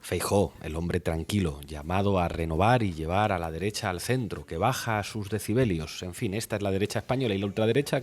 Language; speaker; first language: Spanish; native; Spanish